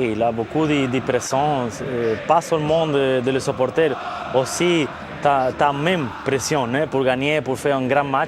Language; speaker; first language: French; non-native, fluent; Spanish